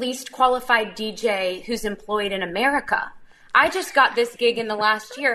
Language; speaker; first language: English; native; English